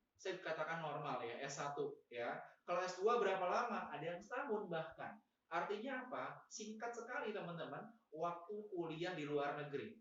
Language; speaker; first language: Indonesian; native; Indonesian